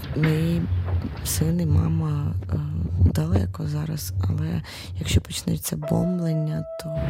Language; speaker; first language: Ukrainian; non-native, local second language; Russian